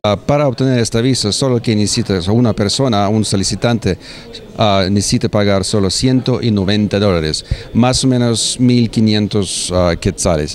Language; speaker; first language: Spanish; non-native, fluent; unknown